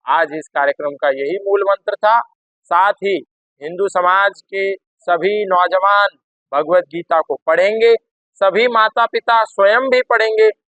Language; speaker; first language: Hindi; native; Hindi